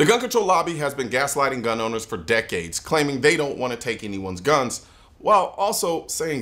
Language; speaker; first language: English; native; English